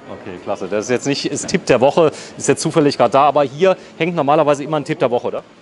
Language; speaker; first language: German; native; German